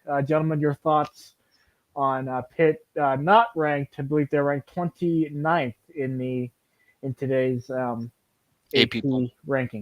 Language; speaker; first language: English; native; English